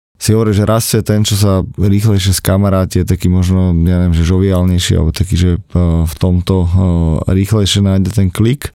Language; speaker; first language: Slovak; native; Slovak